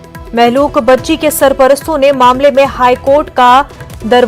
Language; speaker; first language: Hindi; native; Hindi